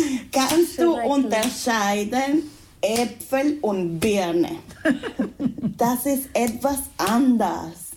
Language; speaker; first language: German; non-native, fluent; Spanish